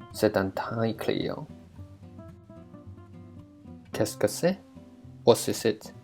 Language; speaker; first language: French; non-native, fluent; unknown